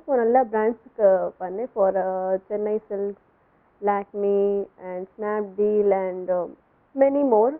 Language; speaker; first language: Tamil; non-native, local second language; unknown